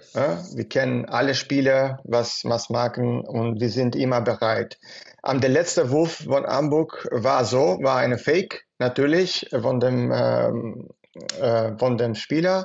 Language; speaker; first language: German; non-native, fluent; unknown